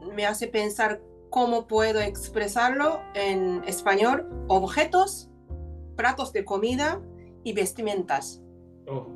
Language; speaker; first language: Spanish; non-native, fluent; Japanese